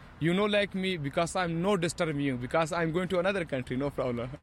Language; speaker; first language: English; non-native, learner; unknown